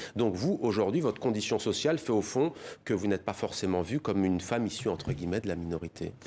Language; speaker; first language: French; native; French